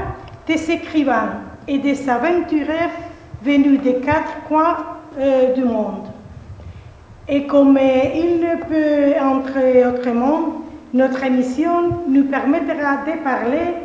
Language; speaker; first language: French; non-native, fluent; Spanish